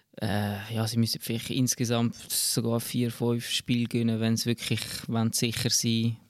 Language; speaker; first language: German; native; German